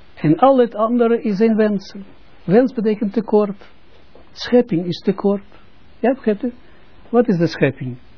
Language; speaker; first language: Dutch; non-native, fluent; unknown